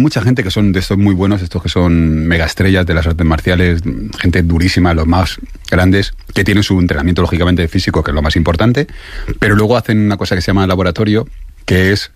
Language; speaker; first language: Spanish; native; Spanish